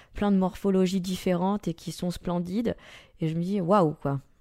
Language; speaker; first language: French; native; French